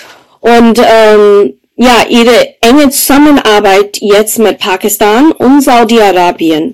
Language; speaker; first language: German; non-native, fluent; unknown